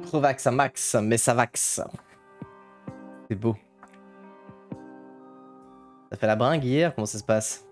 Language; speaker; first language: French; native; French